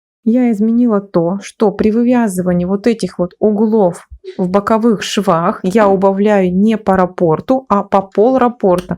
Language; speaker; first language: Russian; native; Russian